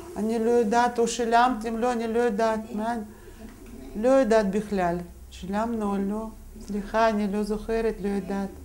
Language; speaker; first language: Hebrew; non-native, fluent; Russian